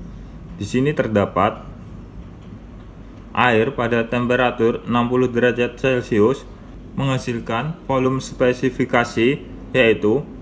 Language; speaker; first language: Indonesian; native; Indonesian